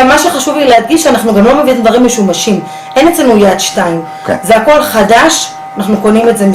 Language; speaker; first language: Hebrew; native; Hebrew